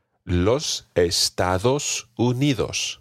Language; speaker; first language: Spanish; non-native, fluent; English